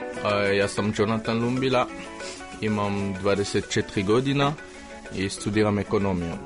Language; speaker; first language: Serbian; non-native, fluent; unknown